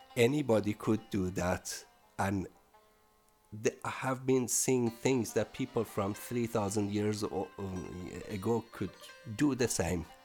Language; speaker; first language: English; non-native, fluent; Persian